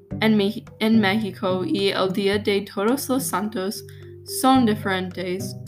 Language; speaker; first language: Spanish; non-native, learner; English